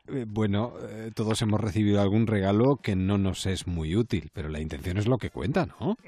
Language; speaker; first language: Spanish; native; Spanish